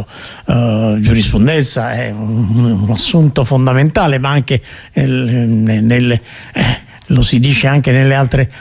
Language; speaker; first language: Italian; native; Italian